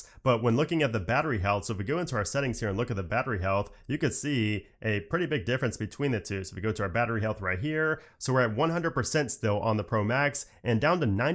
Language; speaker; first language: English; native; English